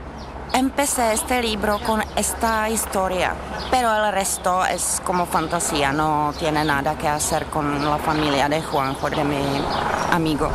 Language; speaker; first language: Spanish; non-native, learner; Czech